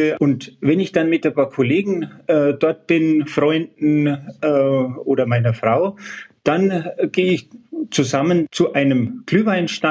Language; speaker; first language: German; native; German